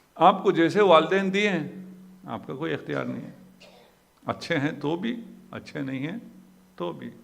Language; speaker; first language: Urdu; non-native, local second language; Punjabi